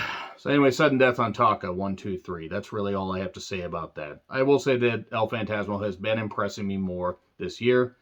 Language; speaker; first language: English; native; English